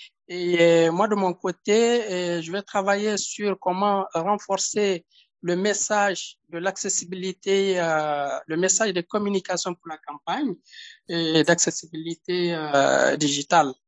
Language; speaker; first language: French; non-native, local second language; Arabic